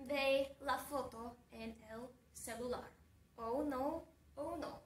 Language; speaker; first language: Spanish; non-native, fluent; English